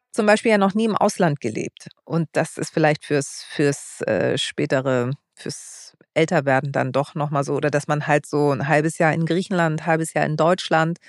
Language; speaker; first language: German; early bilingual, other home language; Greek